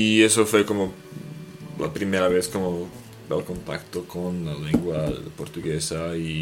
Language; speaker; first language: Spanish; non-native, fluent; Slovak